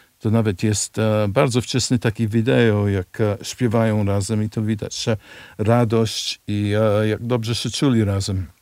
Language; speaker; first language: Polish; non-native, fluent; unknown